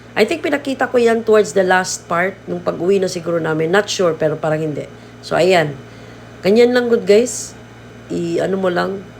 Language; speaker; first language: Filipino; non-native, local second language; Cebuano